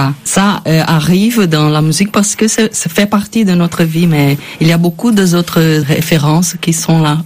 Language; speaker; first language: French; non-native, learner; Portuguese